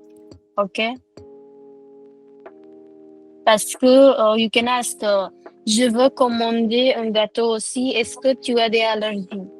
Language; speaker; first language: French; non-native, fluent; Hindi